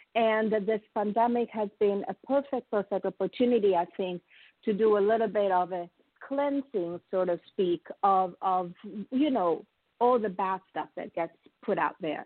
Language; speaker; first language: English; non-native, fluent; Italian